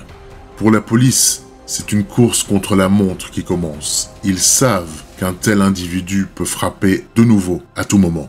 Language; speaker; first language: French; native; French